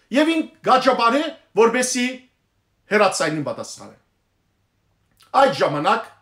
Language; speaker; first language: Armenian; early bilingual, heritage; Armenian